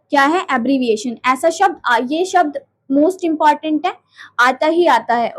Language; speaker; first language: Hindi; native; Hindi